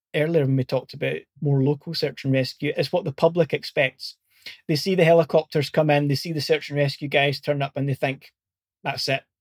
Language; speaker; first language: English; native; English